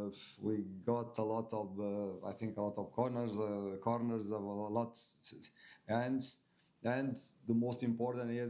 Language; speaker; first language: English; non-native, fluent; Portuguese